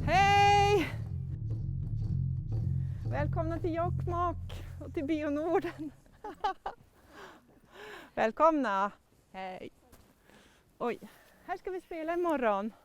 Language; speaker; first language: Swedish; native; Swedish